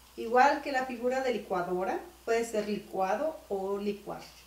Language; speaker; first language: Spanish; native; Spanish